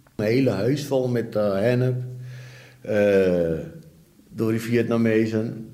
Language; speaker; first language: Dutch; early bilingual, other home language; Papiamento